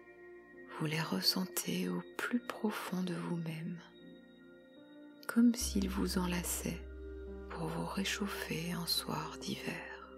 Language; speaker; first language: French; native; French